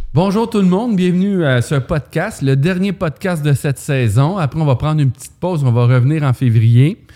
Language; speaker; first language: French; native; French